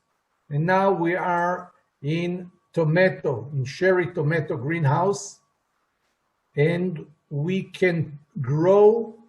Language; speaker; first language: English; non-native, fluent; Hebrew